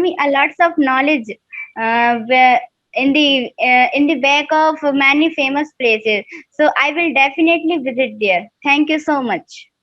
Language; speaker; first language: English; non-native, learner; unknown